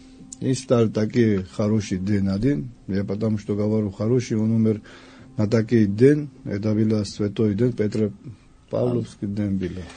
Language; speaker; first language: Russian; non-native, fluent; Georgian